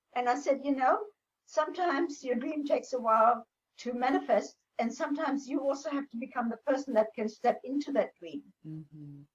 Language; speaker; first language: English; non-native, local second language; German